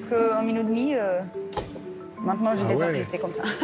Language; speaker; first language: French; non-native, learner; Portuguese